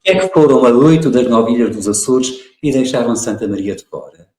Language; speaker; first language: Portuguese; native; Portuguese